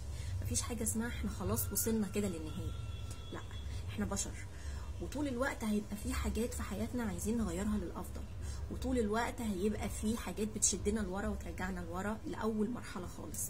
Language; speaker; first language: Arabic; native; Arabic